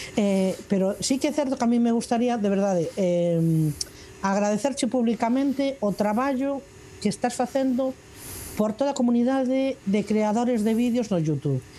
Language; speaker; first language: Galician; non-native, local second language; Spanish